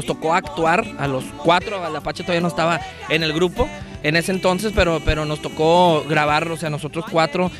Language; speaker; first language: Spanish; native; Spanish